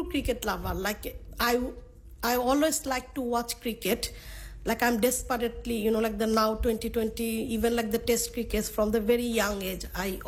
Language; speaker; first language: English; non-native, local second language; Bangla